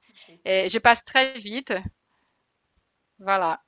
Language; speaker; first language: French; non-native, fluent; Portuguese